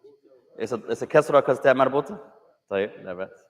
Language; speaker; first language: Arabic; non-native, fluent; English